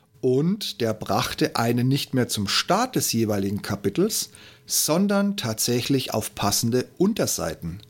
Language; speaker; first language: German; native; German